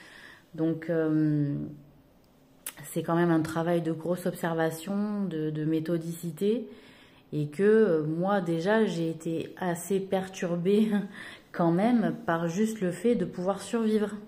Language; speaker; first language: French; native; French